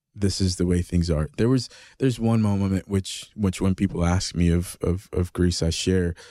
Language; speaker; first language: English; early bilingual, other home language; Greek